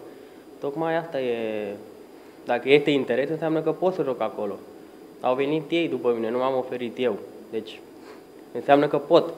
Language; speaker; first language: Romanian; early bilingual, heritage; Romanian